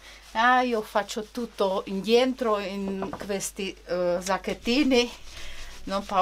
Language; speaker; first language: Italian; non-native, learner; Czech